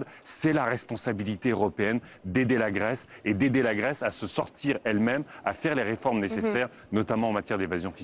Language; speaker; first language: French; native; French